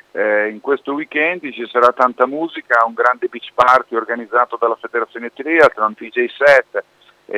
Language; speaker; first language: Italian; native; Italian